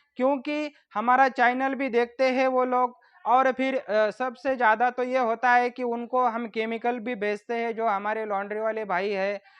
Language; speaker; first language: Hindi; non-native, local second language; Marathi